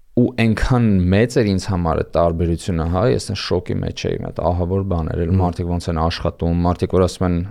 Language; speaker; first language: Armenian; native; Armenian